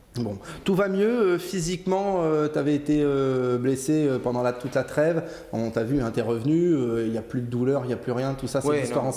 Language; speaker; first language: French; native; French